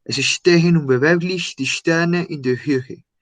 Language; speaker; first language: German; non-native, learner; Spanish